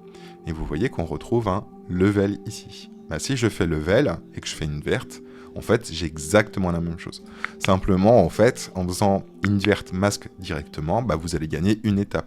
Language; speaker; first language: French; native; French